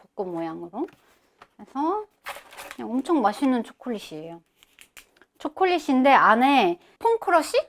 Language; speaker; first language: Korean; non-native, fluent; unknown